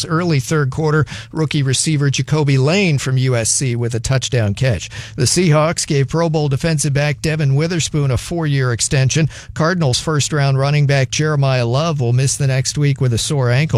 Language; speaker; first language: English; native; English